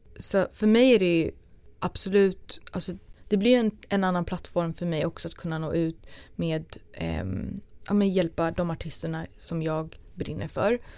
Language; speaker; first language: Swedish; early bilingual, other home language; Turoyo